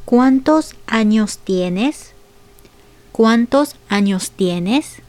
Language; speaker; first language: Spanish; non-native, fluent; Japanese